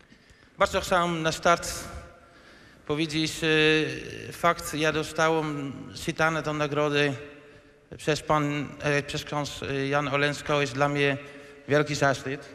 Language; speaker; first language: Polish; non-native, fluent; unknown